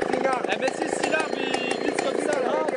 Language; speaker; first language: French; native; French